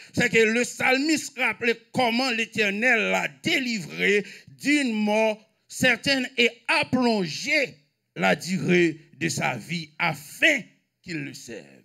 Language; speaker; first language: French; non-native, local second language; Haitian Creole